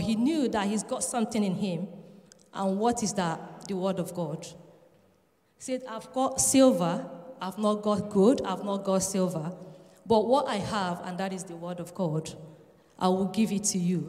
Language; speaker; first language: English; non-native, local second language; Igbo